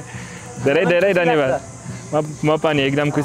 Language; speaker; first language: Nepali; non-native, learner; French